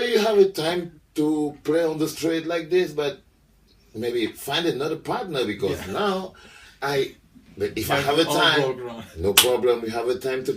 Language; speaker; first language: English; non-native, local second language; French